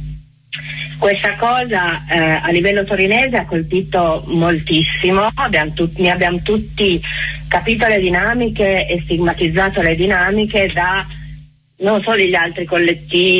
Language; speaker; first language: Italian; native; Italian